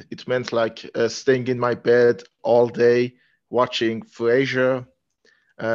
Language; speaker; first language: English; non-native, fluent; Persian